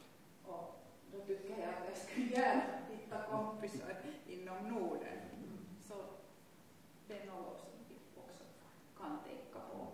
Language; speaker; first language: Swedish; non-native, local second language; Finnish